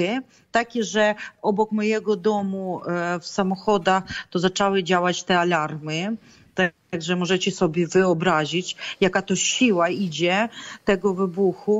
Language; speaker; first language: Polish; non-native, fluent; Ukrainian